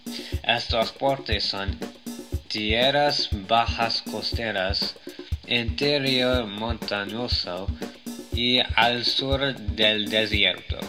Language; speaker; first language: Spanish; non-native, learner; English